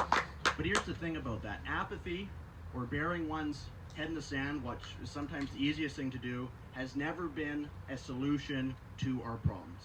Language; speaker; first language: English; native; English